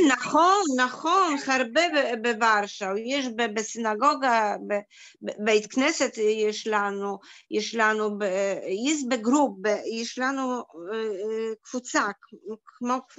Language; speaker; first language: Hebrew; non-native, learner; Polish